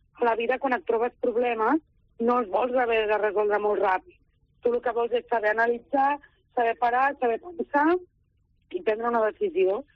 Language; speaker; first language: Catalan; native; Catalan